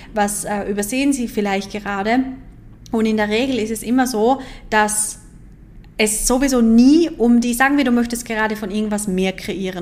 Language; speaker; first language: German; native; German